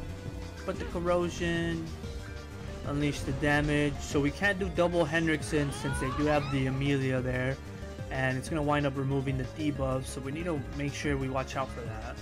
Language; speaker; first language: English; native; English